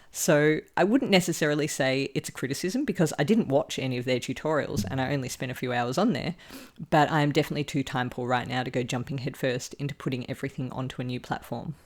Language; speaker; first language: English; native; English